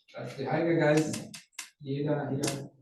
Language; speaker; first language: German; non-native, learner; Rundi